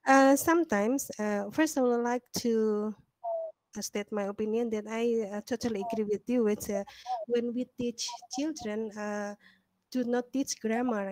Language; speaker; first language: English; non-native, learner; Indonesian